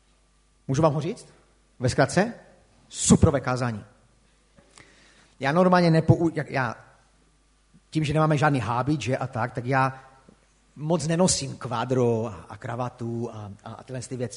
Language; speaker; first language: Czech; native; Czech